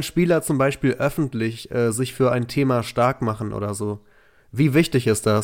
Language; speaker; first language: German; native; German